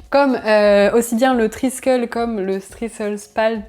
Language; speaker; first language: French; native; French